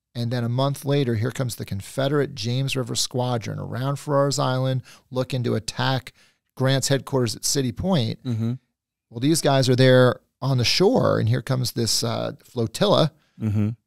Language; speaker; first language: English; native; English